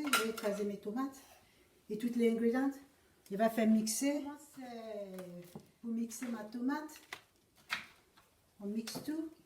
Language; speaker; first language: French; non-native, learner; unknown